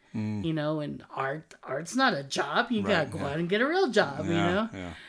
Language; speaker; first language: English; native; English